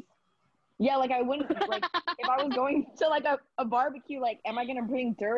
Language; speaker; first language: English; early bilingual, other home language; Vietnamese